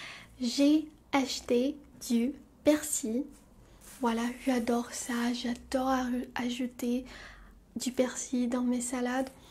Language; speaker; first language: French; non-native, fluent; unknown